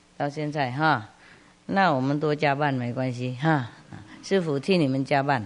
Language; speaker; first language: Chinese; non-native, fluent; Vietnamese